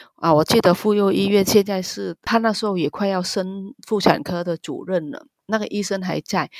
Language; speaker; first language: Chinese; non-native, fluent; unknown